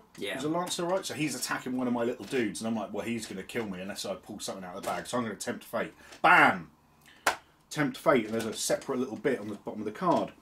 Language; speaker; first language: English; native; English